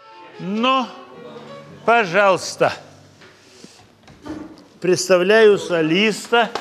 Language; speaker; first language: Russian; non-native, fluent; Lithuanian